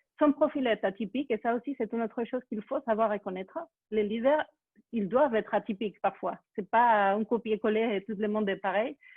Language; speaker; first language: French; non-native, fluent; Spanish